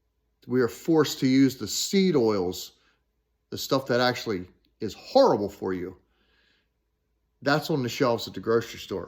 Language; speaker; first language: English; native; English